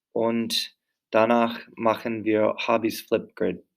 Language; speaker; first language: German; non-native, fluent; English